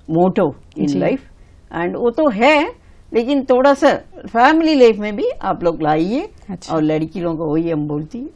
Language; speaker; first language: Hindi; non-native, local second language; Tamil